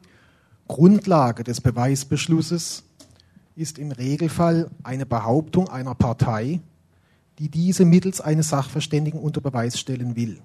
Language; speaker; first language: German; native; German